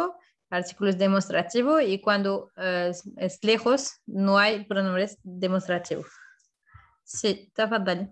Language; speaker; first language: Spanish; non-native, fluent; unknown